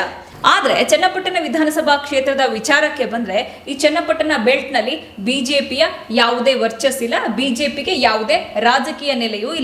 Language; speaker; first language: Kannada; native; Kannada